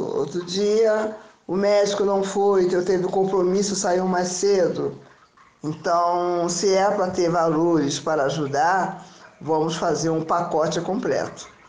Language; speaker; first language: Portuguese; native; Portuguese